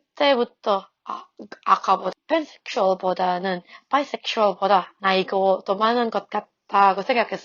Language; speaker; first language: Korean; non-native, fluent; Indonesian